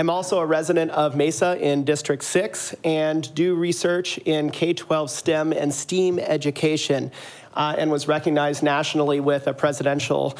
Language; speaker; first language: English; native; English